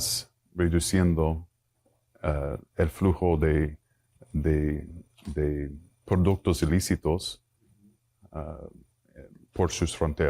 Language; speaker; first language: Spanish; non-native, fluent; English